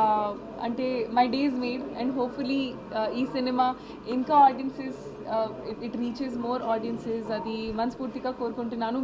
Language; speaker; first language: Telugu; non-native, learner; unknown